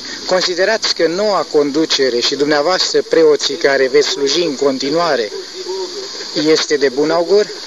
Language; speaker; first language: Romanian; native; Romanian